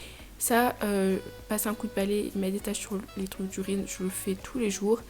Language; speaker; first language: French; native; French